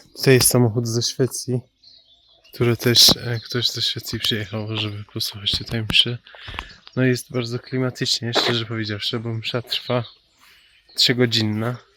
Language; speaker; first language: Polish; non-native, fluent; Persian